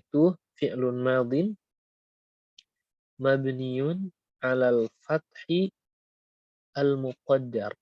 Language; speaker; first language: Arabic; non-native, fluent; Indonesian